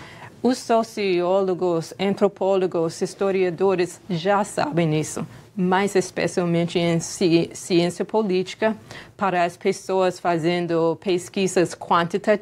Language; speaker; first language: Portuguese; non-native, fluent; English